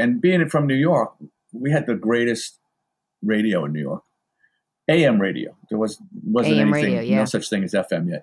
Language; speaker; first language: English; native; English